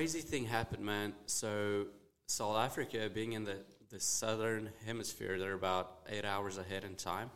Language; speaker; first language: English; non-native, local second language; Afrikaans